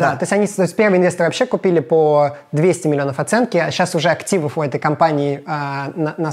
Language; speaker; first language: Russian; native; Russian